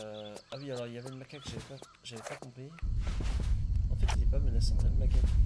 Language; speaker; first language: French; native; French